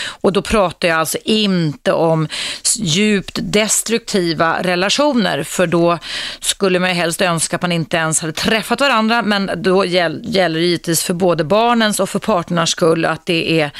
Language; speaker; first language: Swedish; native; Swedish